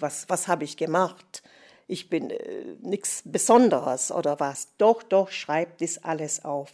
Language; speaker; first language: German; non-native, fluent; English